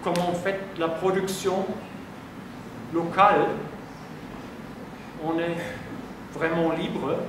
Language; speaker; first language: French; non-native, fluent; German